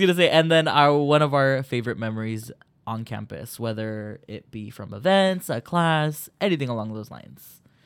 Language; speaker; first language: English; early bilingual, other home language; Spanish